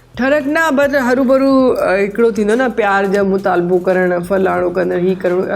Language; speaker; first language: Sindhi; non-native, local second language; Urdu